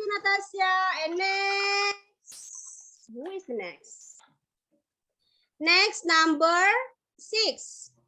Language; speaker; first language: English; non-native, fluent; Indonesian